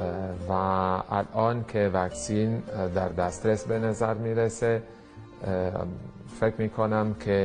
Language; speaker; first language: Persian; non-native, fluent; Italian